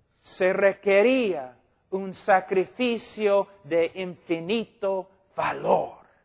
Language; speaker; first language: Spanish; non-native, fluent; English